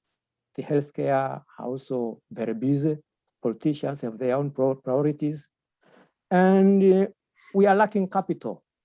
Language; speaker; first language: English; non-native, local second language; Swahili